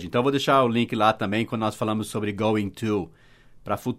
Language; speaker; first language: Portuguese; non-native, fluent; English